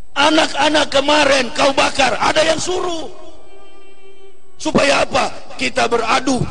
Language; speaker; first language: Indonesian; native; Indonesian